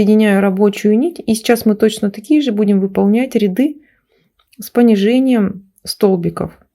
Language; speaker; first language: Russian; native; Russian